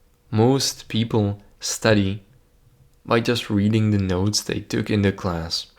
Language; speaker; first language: English; non-native, fluent; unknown